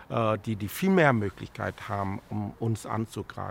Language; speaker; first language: German; non-native, fluent; Vietnamese